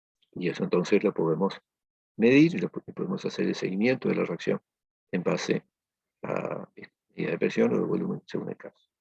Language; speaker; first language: Spanish; native; Spanish